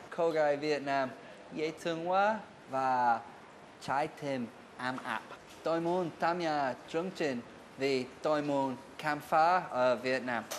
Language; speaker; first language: Vietnamese; non-native, learner; English